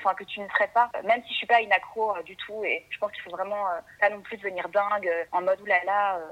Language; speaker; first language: French; native; French